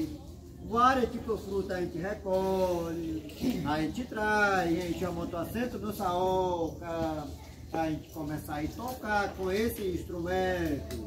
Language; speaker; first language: Portuguese; non-native, local second language; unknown